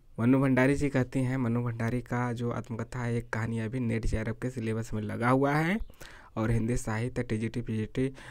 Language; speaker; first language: Hindi; native; Hindi